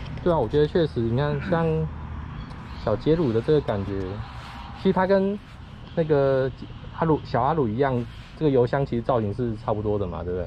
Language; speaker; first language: Chinese; native; Chinese